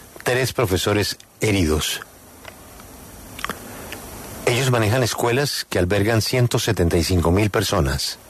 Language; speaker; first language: Spanish; native; Spanish